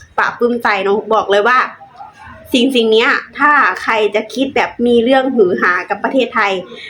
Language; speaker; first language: Thai; native; Thai